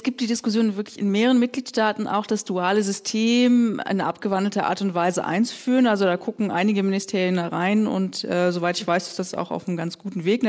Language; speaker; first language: German; native; German